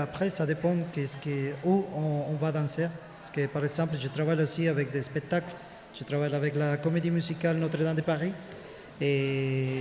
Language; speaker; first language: French; non-native, fluent; Spanish